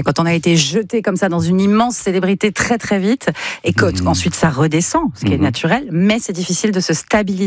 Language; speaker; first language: French; native; French